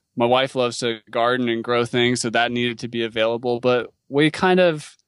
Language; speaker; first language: English; native; English